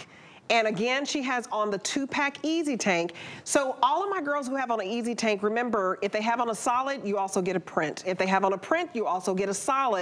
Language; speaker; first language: English; native; English